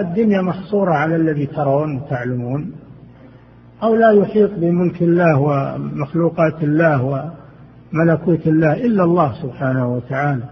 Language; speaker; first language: Arabic; native; Arabic